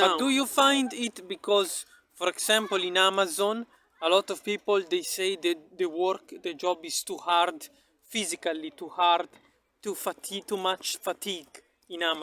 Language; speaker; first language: English; non-native, local second language; Italian